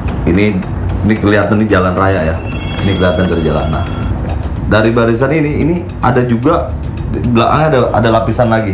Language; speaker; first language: Indonesian; native; Indonesian